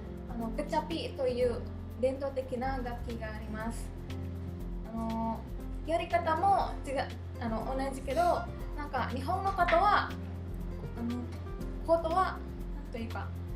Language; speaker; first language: Japanese; non-native, learner; Indonesian